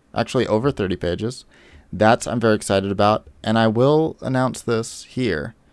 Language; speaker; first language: English; native; English